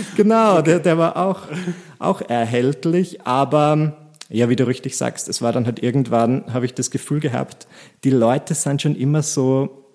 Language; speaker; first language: German; native; German